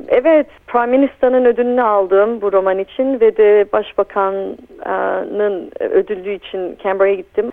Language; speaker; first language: Turkish; early bilingual, heritage; Turkish